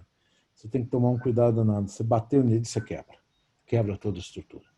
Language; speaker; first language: Portuguese; native; Portuguese